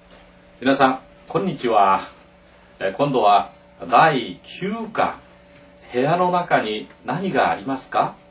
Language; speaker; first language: Japanese; non-native, fluent; Korean